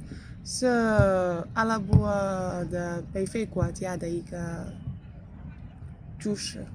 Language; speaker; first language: Chinese; non-native, fluent; Arabic